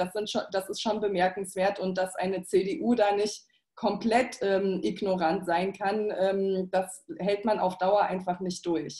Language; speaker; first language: German; native; German